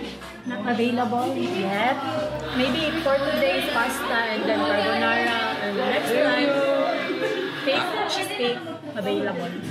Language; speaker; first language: English; non-native, learner; Cebuano